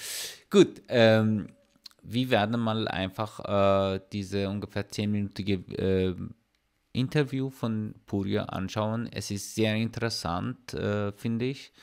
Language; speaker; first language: German; non-native, learner; Persian